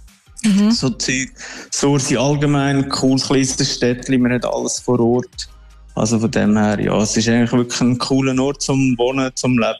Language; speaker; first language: German; native; German